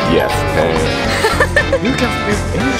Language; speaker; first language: English; non-native, learner; Japanese